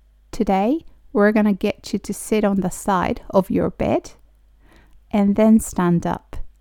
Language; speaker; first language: English; non-native, fluent; Japanese